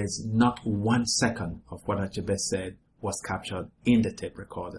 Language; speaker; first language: English; non-native, local second language; Igbo